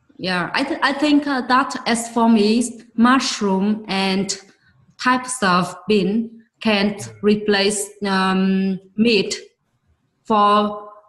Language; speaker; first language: English; non-native, learner; Vietnamese